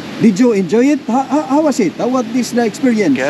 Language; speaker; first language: English; non-native, local second language; Waray